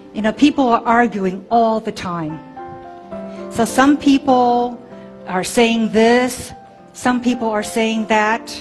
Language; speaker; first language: English; early bilingual, other home language; Chinese